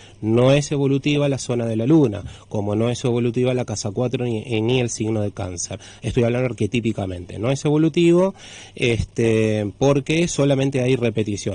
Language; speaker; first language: Spanish; native; Spanish